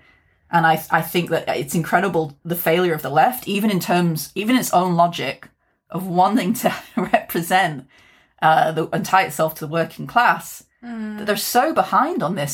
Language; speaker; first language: English; native; English